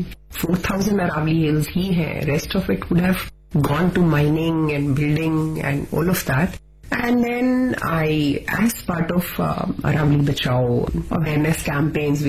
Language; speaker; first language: English; non-native, local second language; Hindi